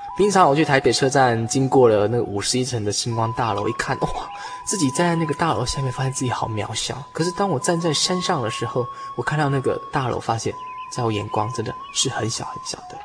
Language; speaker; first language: Chinese; native; Chinese